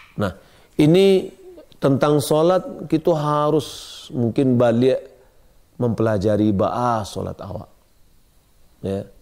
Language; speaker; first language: Malay; non-native, local second language; Minangkabau